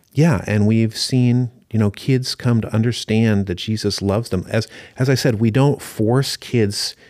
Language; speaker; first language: English; native; English